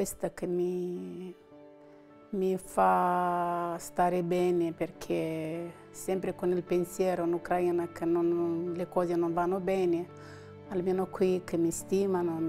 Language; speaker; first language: Italian; non-native, learner; Russian